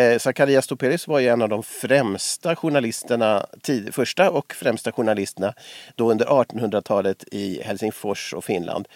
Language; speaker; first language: Swedish; native; Swedish